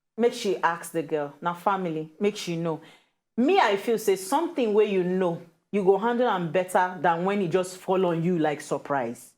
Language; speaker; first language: Nigerian Pidgin; native; Nigerian Pidgin